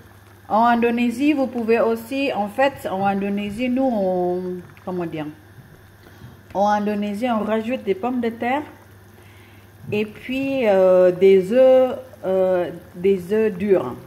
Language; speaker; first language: French; non-native, fluent; Indonesian